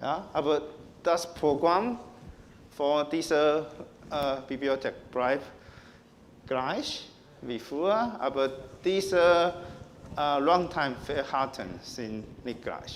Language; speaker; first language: German; non-native, learner; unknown